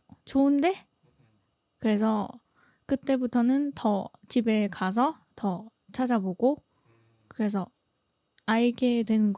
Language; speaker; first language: Korean; non-native, fluent; Thai